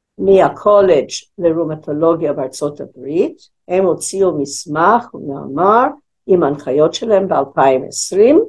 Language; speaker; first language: Hebrew; non-native, fluent; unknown